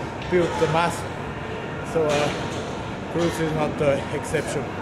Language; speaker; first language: English; non-native, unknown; Japanese